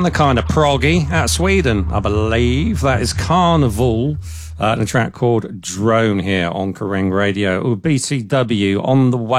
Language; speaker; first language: English; native; English